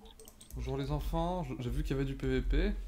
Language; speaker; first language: French; native; French